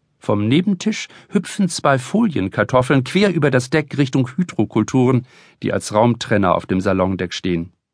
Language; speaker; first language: German; native; German